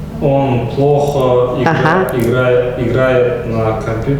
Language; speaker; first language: Russian; non-native, local second language; Kazakh